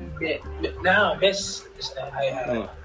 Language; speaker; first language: Japanese; non-native, learner; English